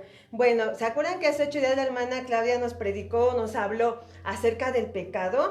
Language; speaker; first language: Spanish; native; Spanish